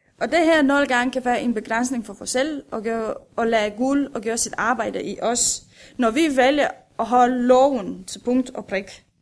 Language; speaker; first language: Danish; non-native, fluent; Romanian